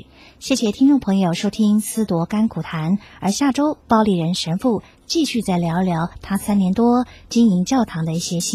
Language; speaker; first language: Chinese; native; Chinese